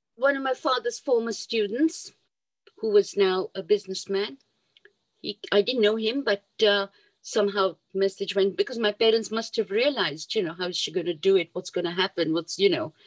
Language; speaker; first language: English; non-native, local second language; Urdu